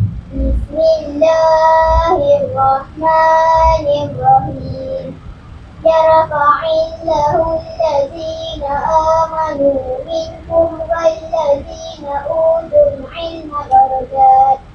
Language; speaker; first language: Arabic; non-native, learner; Malay